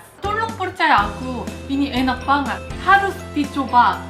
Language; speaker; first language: Indonesian; non-native, fluent; Korean